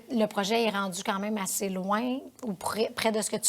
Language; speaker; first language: French; native; French